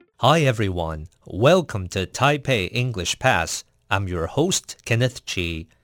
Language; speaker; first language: English; non-native, fluent; Chinese